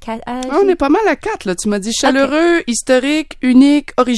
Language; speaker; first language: French; native; French